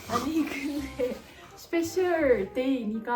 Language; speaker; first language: Korean; non-native, learner; Dutch